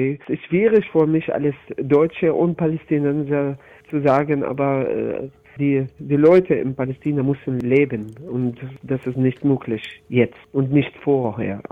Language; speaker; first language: German; non-native, learner; Arabic